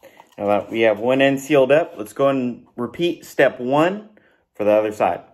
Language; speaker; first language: English; native; English